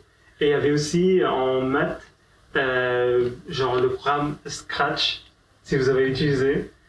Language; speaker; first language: French; non-native, fluent; Arabic